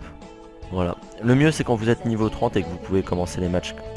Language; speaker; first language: French; native; French